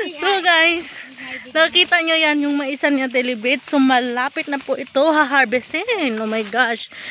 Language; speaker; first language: Filipino; non-native, local second language; Cebuano